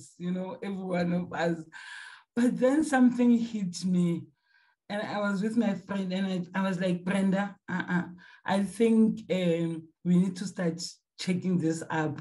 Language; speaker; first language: English; non-native, local second language; Tsonga